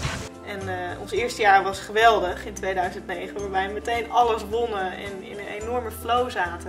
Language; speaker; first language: Dutch; native; Dutch